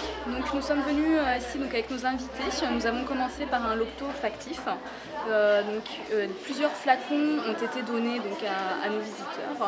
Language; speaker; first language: French; native; French